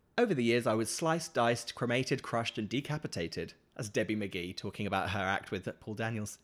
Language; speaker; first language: English; native; English